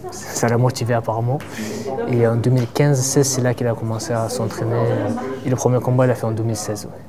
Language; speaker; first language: French; non-native, fluent; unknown